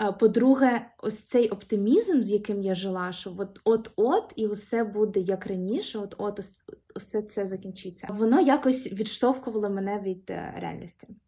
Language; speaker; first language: Ukrainian; non-native, local second language; Russian